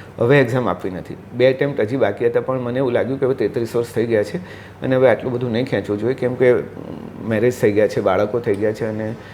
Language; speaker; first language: Gujarati; native; Gujarati